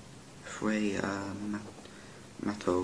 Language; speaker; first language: Spanish; non-native, learner; English